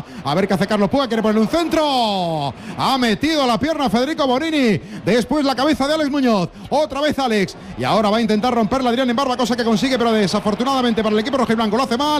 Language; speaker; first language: Spanish; native; Spanish